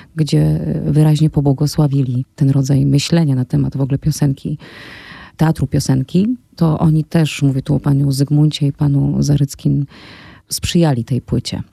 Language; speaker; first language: Polish; native; Polish